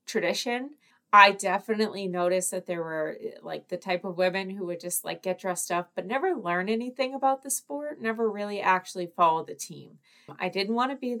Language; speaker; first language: English; native; English